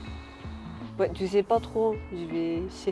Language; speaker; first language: French; non-native, learner; Japanese